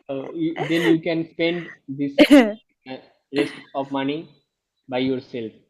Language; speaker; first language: English; non-native, local second language; Bangla